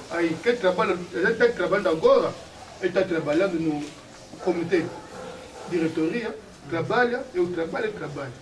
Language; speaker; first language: Portuguese; non-native, learner; Lingala